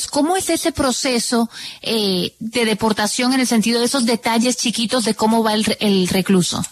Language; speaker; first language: Spanish; native; Spanish